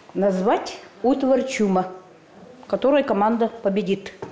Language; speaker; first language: Russian; non-native, local second language; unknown